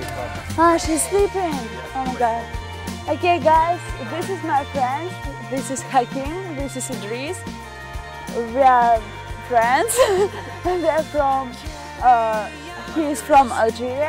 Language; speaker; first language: English; non-native, learner; Russian